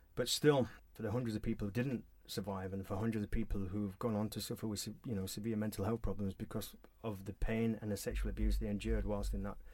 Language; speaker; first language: English; native; English